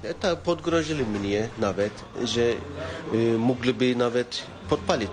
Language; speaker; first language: Polish; non-native, learner; Turkish